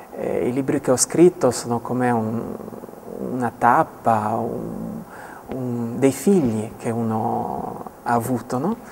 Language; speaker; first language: Italian; native; Italian